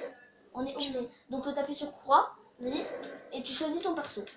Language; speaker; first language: French; native; French